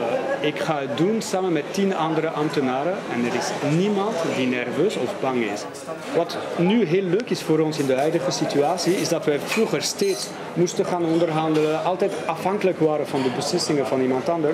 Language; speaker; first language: Dutch; non-native, fluent; Catalan